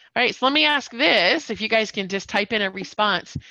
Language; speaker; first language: English; native; English